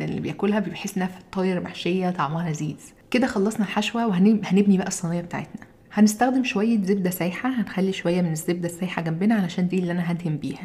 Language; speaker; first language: Arabic; native; Arabic